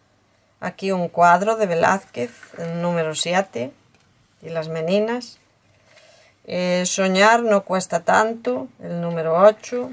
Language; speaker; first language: Spanish; native; Spanish